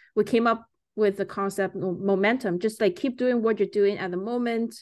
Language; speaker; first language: English; early bilingual, other home language; Chinese